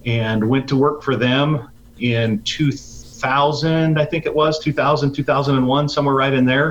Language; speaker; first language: English; native; English